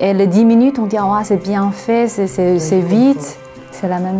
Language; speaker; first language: French; non-native, fluent; Chinese